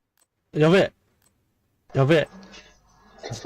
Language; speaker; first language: Japanese; native; Japanese